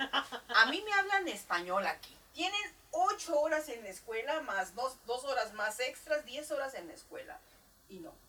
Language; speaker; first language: Spanish; native; Spanish